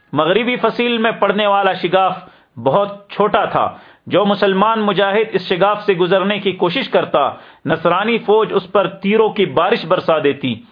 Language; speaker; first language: Urdu; native; Urdu